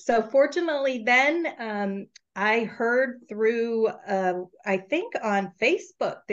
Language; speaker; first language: English; native; English